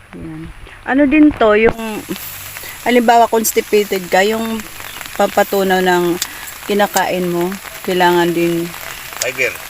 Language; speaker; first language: Filipino; non-native, local second language; Waray